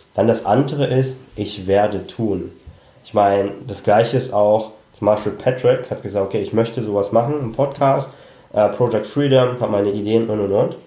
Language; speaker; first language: German; early bilingual, other home language; Cantonese